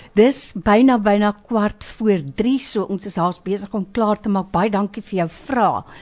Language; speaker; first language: Afrikaans; native; Afrikaans